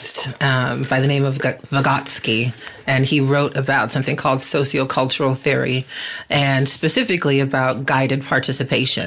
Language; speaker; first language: English; native; English